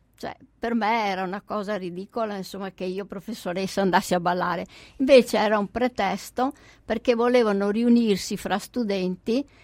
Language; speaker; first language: Italian; native; Italian